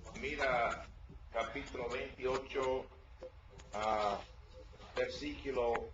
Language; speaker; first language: Spanish; non-native, learner; English